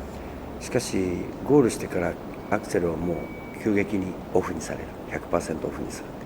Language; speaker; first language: Japanese; native; Japanese